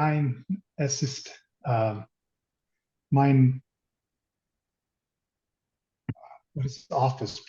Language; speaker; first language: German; non-native, learner; English